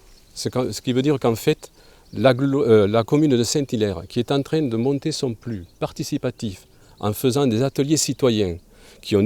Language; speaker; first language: French; native; French